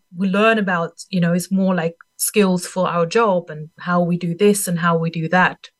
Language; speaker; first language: English; non-native, fluent; German